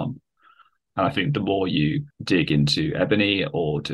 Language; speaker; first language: English; native; English